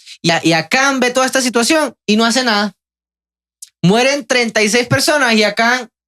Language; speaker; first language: Spanish; native; Spanish